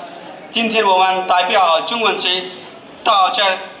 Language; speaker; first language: Chinese; non-native, learner; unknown